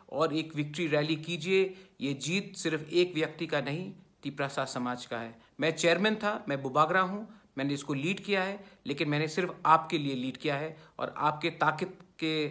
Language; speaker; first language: Hindi; non-native, local second language; Kok Borok